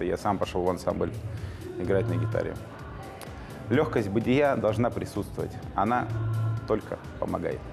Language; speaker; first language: Russian; native; Russian